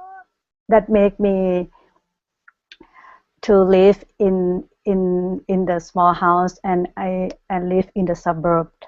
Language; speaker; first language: English; non-native, learner; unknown